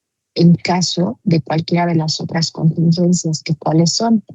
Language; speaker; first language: Spanish; native; Spanish